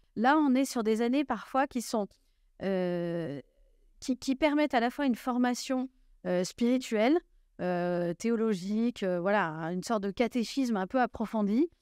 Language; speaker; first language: French; native; French